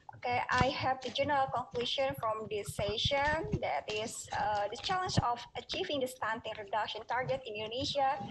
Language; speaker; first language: English; non-native, fluent; Indonesian